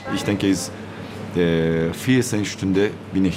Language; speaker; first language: German; non-native, learner; Turkish